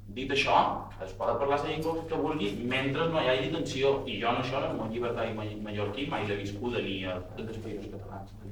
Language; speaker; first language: Catalan; native; Catalan